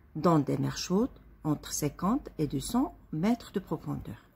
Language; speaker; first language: French; non-native, local second language; Arabic